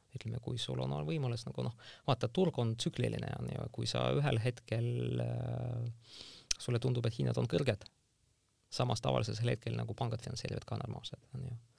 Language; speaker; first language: Estonian; non-native, local second language; Russian